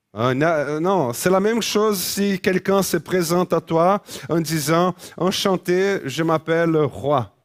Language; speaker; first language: French; non-native, fluent; Portuguese